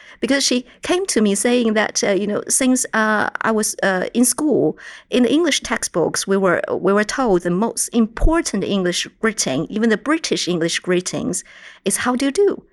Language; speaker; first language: English; non-native, fluent; Chinese